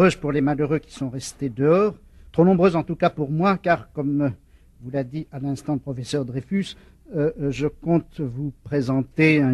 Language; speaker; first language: French; native; French